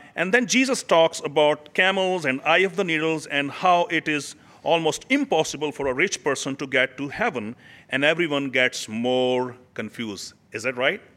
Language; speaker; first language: English; non-native, local second language; Urdu